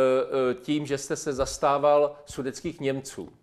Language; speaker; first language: Czech; native; Czech